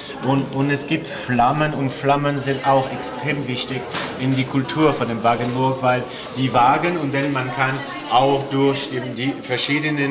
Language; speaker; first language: German; non-native, fluent; French